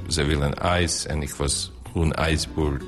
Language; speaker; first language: Dutch; non-native, learner; Bosnian